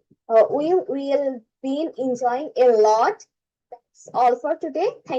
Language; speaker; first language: English; non-native, learner; Bangla